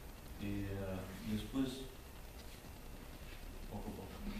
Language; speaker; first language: Spanish; non-native, learner; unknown